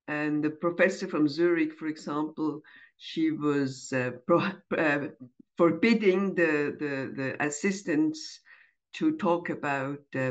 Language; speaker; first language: English; non-native, fluent; German